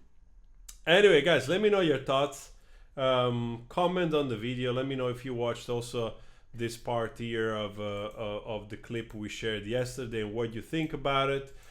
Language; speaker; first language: English; non-native, fluent; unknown